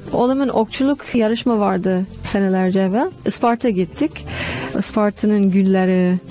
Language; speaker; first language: Turkish; non-native, fluent; English